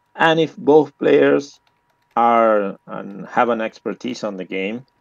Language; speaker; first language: English; non-native, learner; Spanish